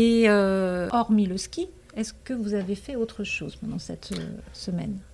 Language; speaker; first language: French; native; French